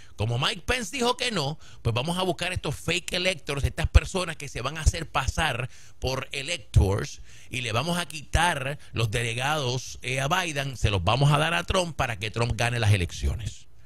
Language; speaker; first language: Spanish; native; Spanish